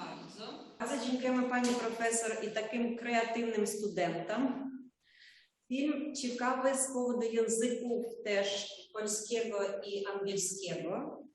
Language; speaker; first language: Polish; non-native, learner; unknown